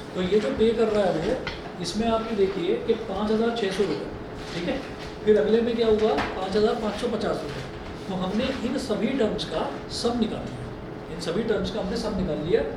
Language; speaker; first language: Hindi; native; Hindi